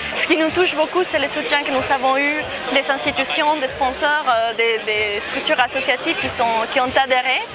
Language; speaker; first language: French; non-native, fluent; Spanish